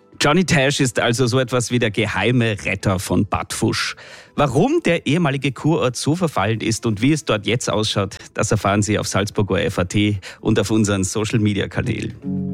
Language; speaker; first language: German; native; German